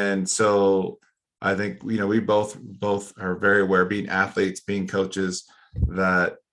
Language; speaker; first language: English; native; English